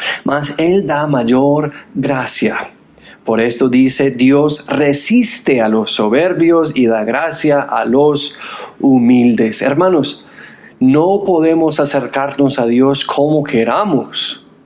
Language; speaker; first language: Spanish; non-native, fluent; English